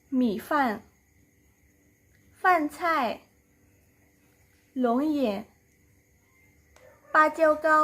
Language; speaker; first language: Chinese; non-native, fluent; Thai